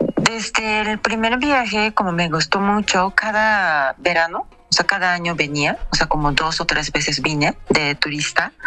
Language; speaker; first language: Spanish; non-native, fluent; Japanese